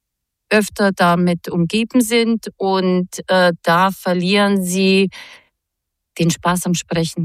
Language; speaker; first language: German; non-native, fluent; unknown